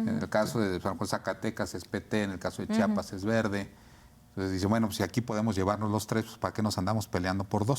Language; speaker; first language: Spanish; native; Spanish